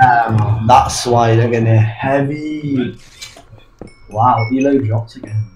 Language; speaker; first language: English; native; English